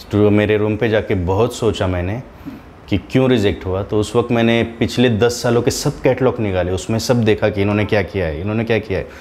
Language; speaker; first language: Hindi; non-native, local second language; Marathi